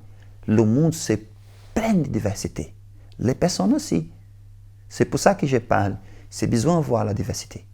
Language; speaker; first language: French; non-native, learner; Portuguese